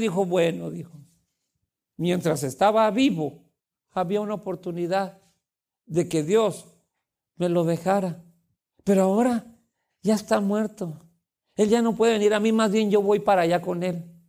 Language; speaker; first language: Spanish; native; Spanish